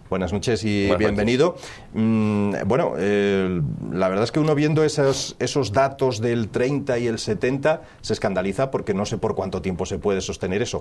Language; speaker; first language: Spanish; native; Spanish